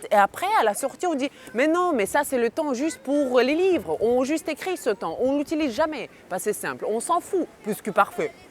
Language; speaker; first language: French; non-native, fluent; Ukrainian